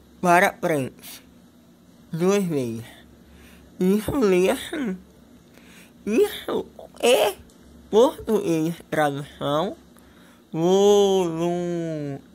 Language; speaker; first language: Portuguese; non-native, local second language; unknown